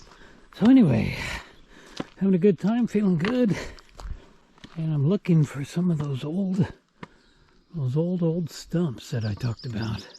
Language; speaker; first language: English; native; English